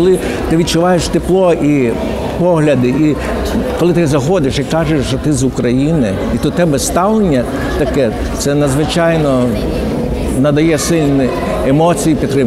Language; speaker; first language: Ukrainian; native; Ukrainian